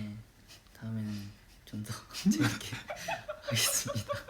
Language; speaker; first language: Korean; non-native, fluent; Japanese